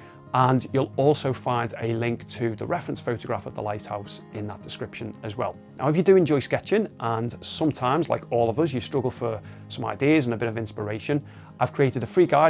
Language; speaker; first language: English; native; English